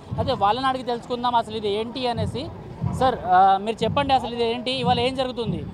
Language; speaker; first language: Telugu; native; Telugu